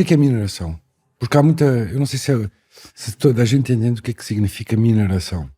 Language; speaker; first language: Portuguese; native; Portuguese